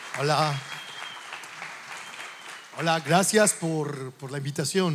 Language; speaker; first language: Spanish; non-native, fluent; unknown